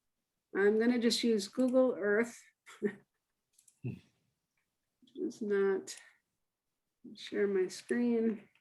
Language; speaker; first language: English; native; English